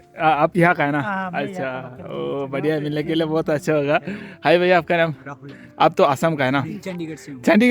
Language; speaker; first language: Hindi; non-native, local second language; Malayalam